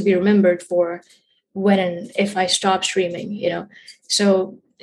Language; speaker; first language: English; non-native, local second language; Hindi